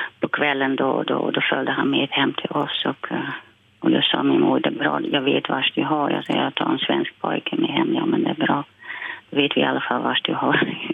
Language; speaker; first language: Swedish; non-native, fluent; Dutch